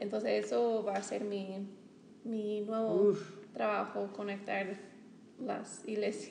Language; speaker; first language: Spanish; non-native, fluent; English